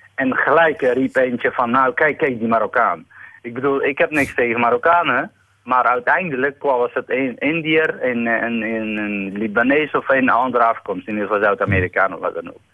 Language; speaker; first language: Dutch; non-native, fluent; Persian